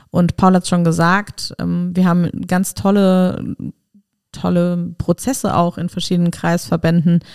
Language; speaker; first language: German; native; German